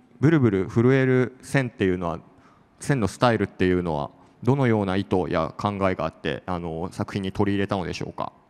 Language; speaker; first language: Japanese; native; Japanese